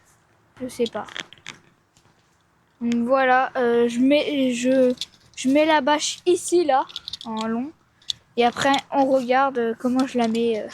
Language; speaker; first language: French; native; French